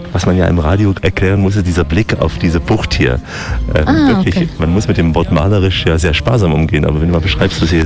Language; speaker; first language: German; native; German